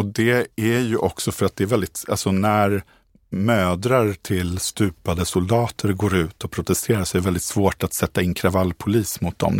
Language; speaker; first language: Swedish; native; Swedish